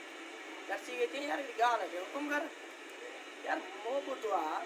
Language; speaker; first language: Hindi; non-native, local second language; Sindhi